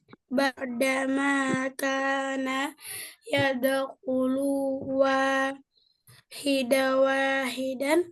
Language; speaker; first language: Arabic; non-native, learner; Indonesian